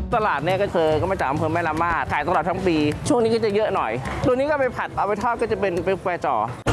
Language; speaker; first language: Thai; native; Thai